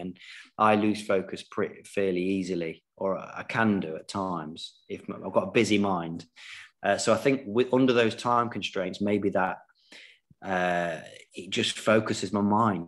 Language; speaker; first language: English; native; English